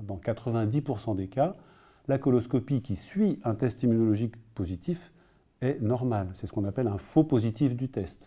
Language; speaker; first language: French; native; French